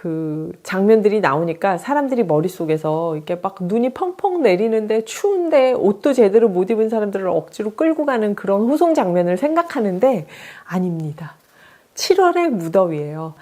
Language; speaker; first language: Korean; native; Korean